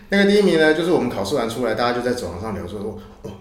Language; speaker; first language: Chinese; native; Chinese